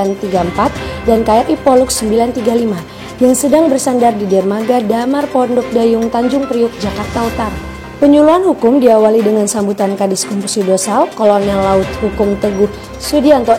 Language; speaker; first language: Indonesian; native; Indonesian